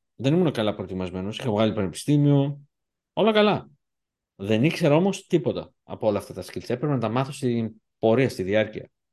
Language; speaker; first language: Greek; early bilingual, heritage; Greek